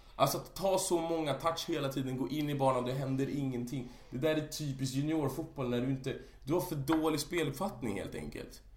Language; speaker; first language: Swedish; native; Swedish